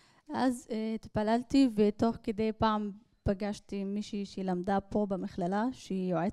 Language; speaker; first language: Hebrew; non-native, local second language; Arabic